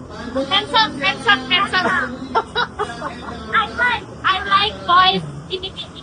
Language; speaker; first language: English; non-native, learner; Indonesian